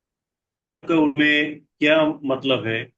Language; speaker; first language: Hindi; non-native, learner; Bangla